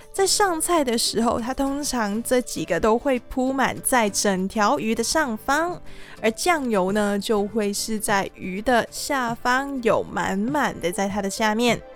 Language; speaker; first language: Chinese; non-native, fluent; Cantonese